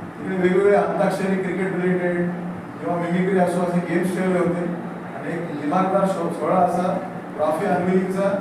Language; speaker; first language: Marathi; non-native, local second language; Marwari